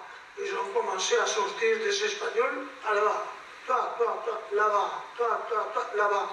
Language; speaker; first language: French; non-native, fluent; Spanish